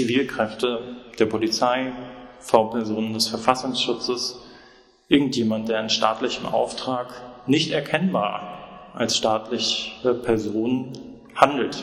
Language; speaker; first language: German; native; German